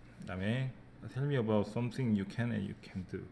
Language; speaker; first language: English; non-native, fluent; Korean